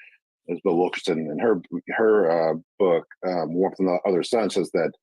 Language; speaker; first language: English; native; English